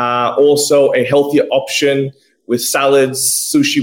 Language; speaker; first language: English; native; English